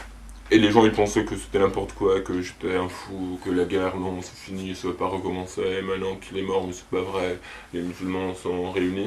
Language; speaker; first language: French; non-native, local second language; Arabic